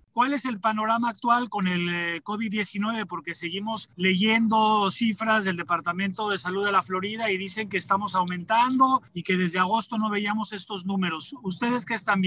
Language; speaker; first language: Spanish; native; Spanish